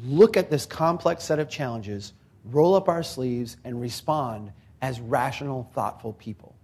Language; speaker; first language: English; native; English